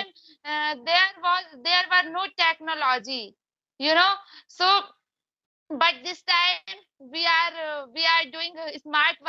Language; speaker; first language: English; non-native, learner; Hindi